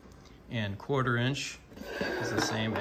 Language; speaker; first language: English; native; English